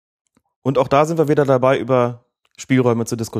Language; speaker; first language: German; native; German